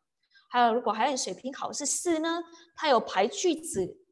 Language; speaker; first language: Chinese; non-native, fluent; Indonesian